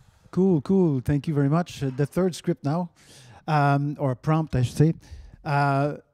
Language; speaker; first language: English; non-native, fluent; French